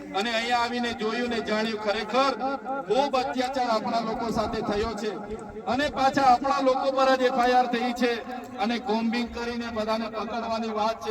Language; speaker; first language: Gujarati; non-native, local second language; Vasavi